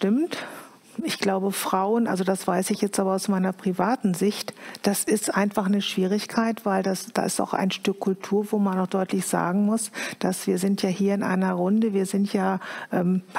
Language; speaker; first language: German; native; German